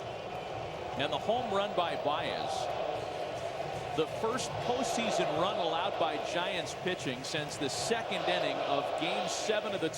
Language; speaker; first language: English; native; English